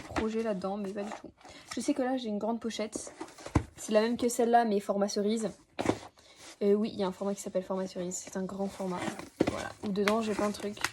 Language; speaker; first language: French; native; French